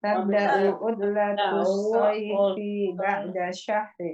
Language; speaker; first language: Arabic; non-native, learner; Indonesian